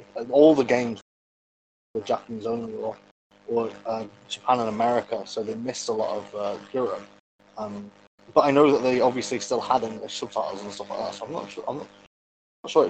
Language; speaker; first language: English; native; English